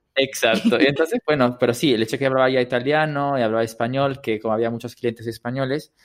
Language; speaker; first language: Spanish; non-native, fluent; Italian